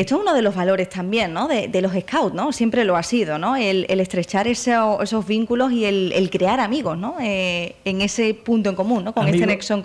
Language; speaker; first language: Spanish; native; Spanish